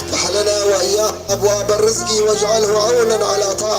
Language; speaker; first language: Arabic; native; Arabic